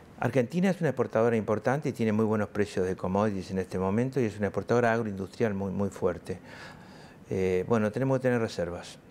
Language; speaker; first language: Spanish; native; Spanish